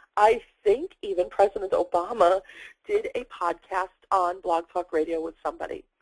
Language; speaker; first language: English; native; English